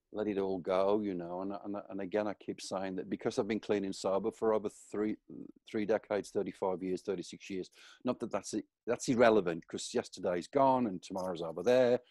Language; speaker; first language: English; native; English